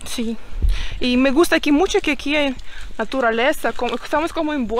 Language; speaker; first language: Spanish; non-native, learner; Ukrainian